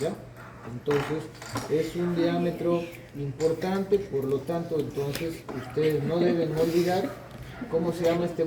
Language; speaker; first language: Spanish; native; Spanish